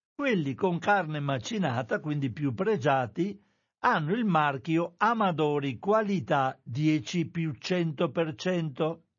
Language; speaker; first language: Italian; native; Italian